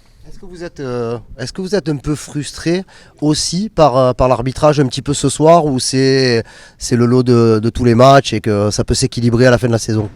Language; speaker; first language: French; native; French